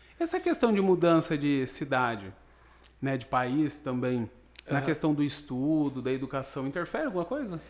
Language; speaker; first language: Portuguese; native; Portuguese